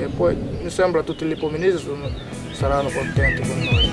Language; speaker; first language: Italian; non-native, learner; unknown